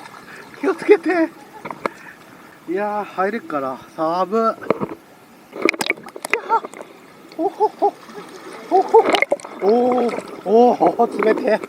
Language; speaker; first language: Japanese; native; Japanese